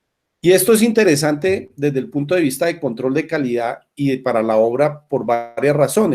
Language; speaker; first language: Spanish; native; Spanish